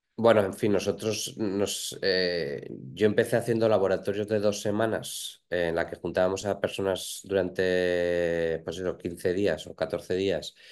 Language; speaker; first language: Spanish; native; Spanish